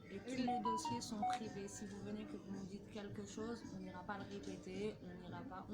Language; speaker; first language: French; native; French